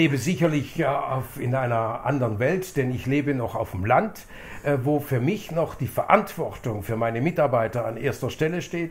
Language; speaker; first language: German; native; German